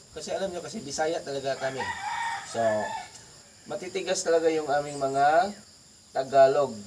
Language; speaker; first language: Filipino; non-native, local second language; Cebuano